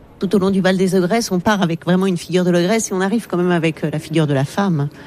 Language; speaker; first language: French; native; French